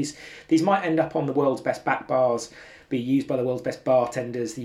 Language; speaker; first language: English; native; English